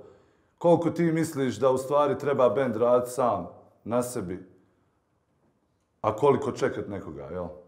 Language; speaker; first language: Bosnian; native; Bosnian